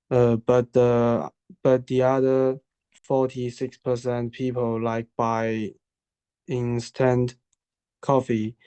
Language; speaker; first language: English; non-native, learner; Chinese